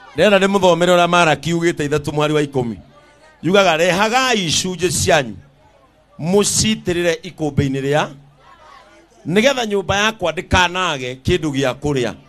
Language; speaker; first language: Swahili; non-native, local second language; Kikuyu